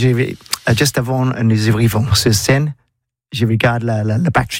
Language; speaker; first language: French; non-native, learner; English